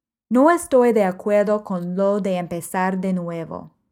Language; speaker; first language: Spanish; non-native, fluent; English